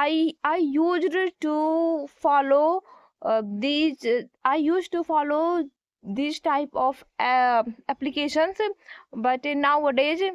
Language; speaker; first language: English; non-native, learner; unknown